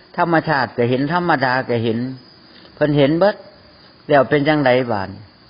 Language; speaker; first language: Thai; native; Thai